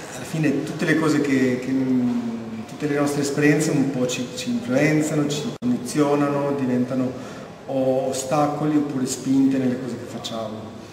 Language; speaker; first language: Italian; non-native, fluent; Albanian